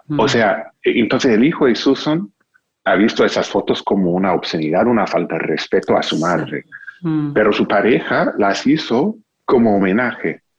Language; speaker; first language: Spanish; non-native, fluent; English